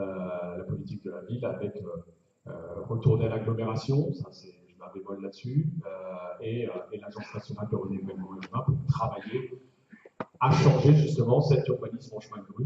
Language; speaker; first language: French; native; French